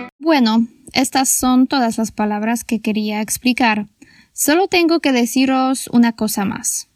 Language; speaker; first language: Spanish; non-native, fluent; Polish